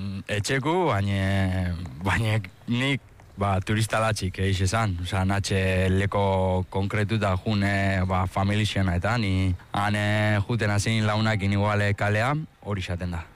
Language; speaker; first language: Basque; native; Basque